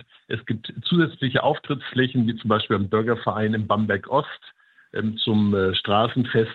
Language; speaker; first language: German; native; German